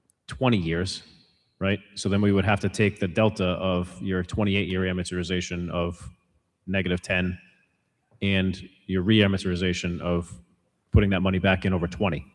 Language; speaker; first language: English; native; English